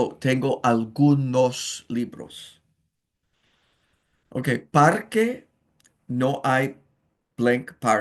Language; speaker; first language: Spanish; non-native, fluent; English